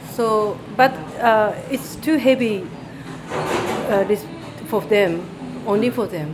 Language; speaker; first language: English; non-native, fluent; Japanese